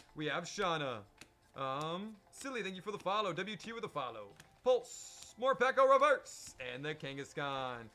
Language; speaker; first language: English; native; English